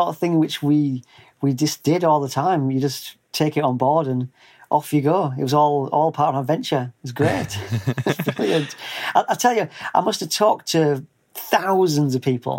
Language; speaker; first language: English; native; English